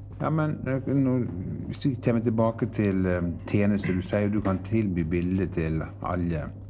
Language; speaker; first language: Norwegian; native; Norwegian